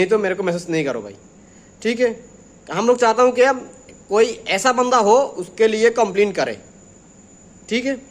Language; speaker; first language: Hindi; non-native, learner; Bangla